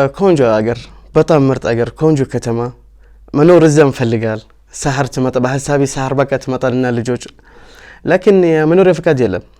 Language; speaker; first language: Amharic; non-native, learner; Arabic